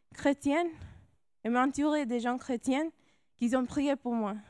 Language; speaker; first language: French; non-native, fluent; English